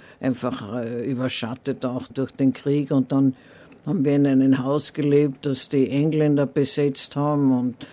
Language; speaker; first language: German; native; German